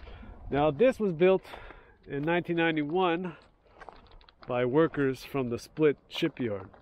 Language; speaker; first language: English; native; English